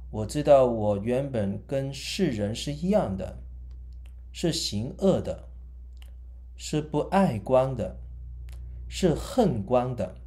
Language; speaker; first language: Chinese; non-native, local second language; Cantonese